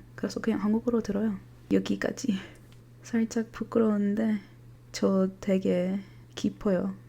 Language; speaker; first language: Korean; non-native, fluent; English